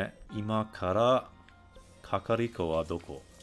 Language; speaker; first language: Japanese; non-native, fluent; English